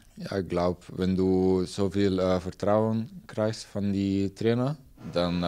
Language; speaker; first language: German; non-native, learner; Dutch